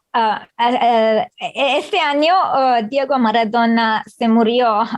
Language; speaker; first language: Spanish; non-native, learner; English